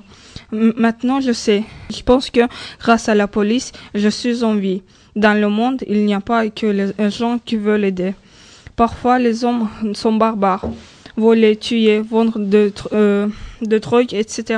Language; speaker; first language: French; non-native, learner; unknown